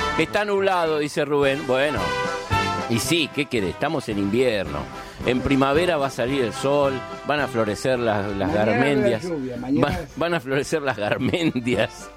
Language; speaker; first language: Spanish; native; Spanish